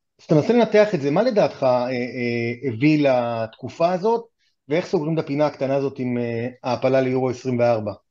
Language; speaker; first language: Hebrew; native; Hebrew